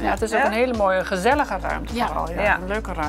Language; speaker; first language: Dutch; native; Dutch